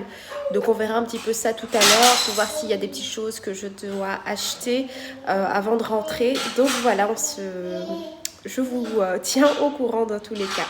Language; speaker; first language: French; native; French